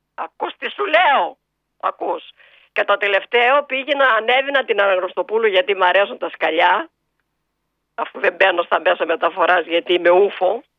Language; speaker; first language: Greek; native; Greek